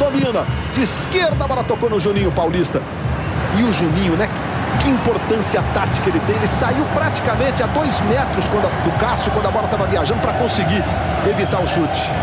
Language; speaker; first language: Portuguese; native; Portuguese